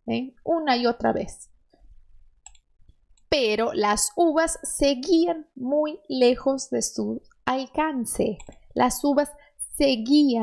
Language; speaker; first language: Spanish; non-native, fluent; Portuguese